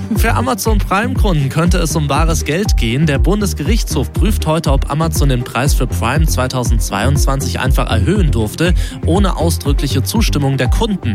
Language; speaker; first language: German; native; German